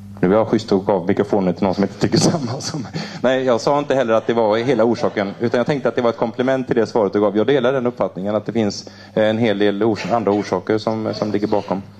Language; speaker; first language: Swedish; native; Swedish